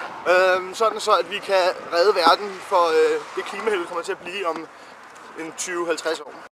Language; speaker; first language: Danish; native; Danish